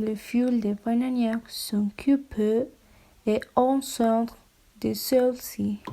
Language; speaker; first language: French; non-native, learner; Spanish